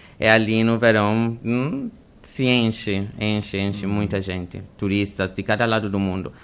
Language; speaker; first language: Portuguese; non-native, fluent; Italian